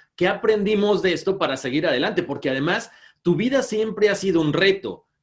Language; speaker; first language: Spanish; native; Spanish